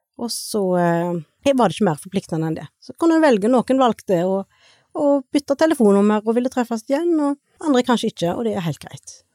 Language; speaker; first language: Norwegian; native; Norwegian